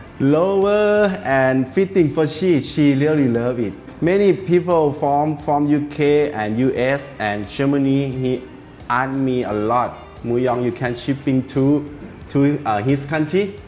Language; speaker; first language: English; non-native, learner; Thai